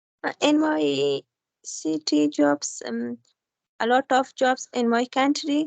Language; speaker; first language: English; non-native, learner; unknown